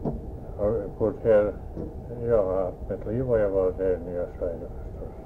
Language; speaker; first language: Swedish; early bilingual, heritage; Swedish